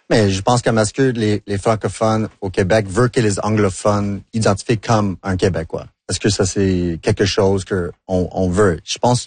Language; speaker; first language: French; non-native, local second language; English